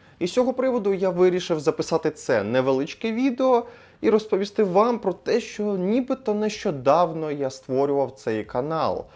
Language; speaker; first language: Ukrainian; non-native, local second language; Russian